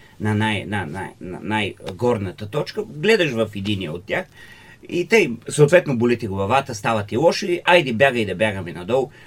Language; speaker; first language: Bulgarian; native; Bulgarian